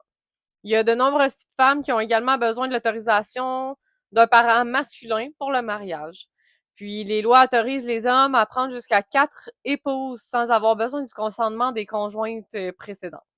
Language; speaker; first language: French; native; French